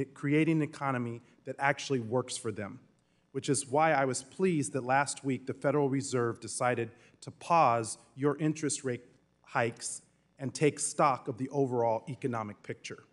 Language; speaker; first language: English; native; English